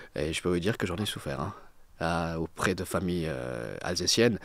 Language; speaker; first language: French; non-native, fluent; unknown